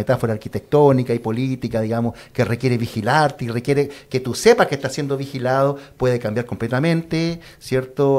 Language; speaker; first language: Spanish; native; Spanish